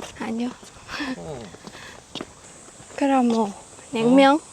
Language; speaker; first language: Korean; non-native, learner; Vietnamese